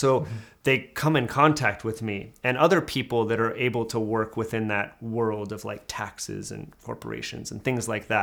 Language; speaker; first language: English; native; English